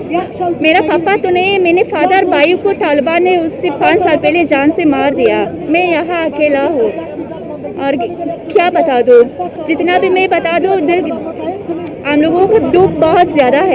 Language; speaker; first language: Hindi; non-native, learner; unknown